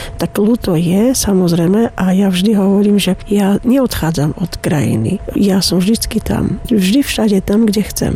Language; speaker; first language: Slovak; non-native, fluent; Armenian